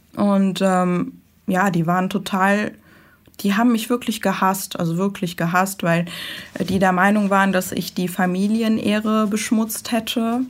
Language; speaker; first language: German; early bilingual, other home language; Persian